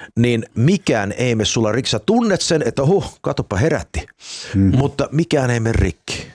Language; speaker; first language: Finnish; early bilingual, heritage; Finnish